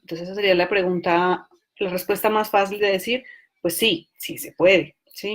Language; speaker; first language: Spanish; native; Spanish